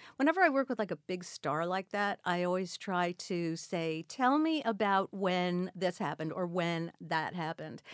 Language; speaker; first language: English; native; English